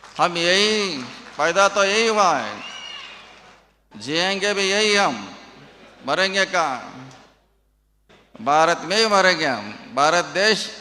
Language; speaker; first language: Hindi; non-native, local second language; Kannada